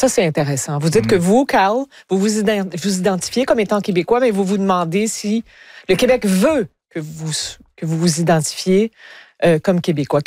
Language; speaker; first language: French; native; French